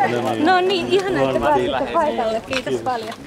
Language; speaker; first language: Finnish; early bilingual, other home language; Russian